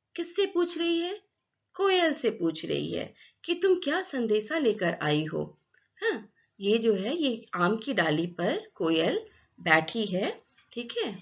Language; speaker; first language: Hindi; non-native, local second language; Assamese